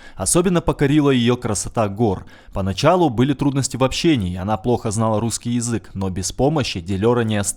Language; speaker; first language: Russian; native; Russian